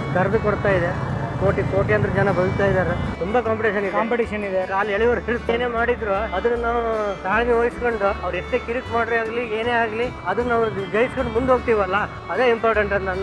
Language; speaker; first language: Kannada; native; Kannada